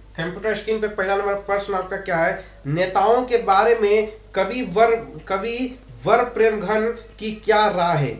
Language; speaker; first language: Hindi; native; Hindi